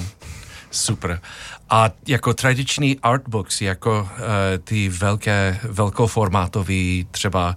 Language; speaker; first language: Czech; non-native, learner; English